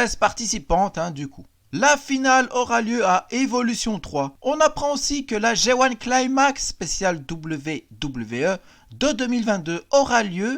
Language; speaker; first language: French; native; French